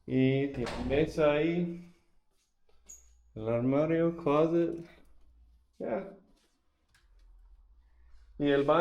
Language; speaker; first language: Spanish; non-native, fluent; English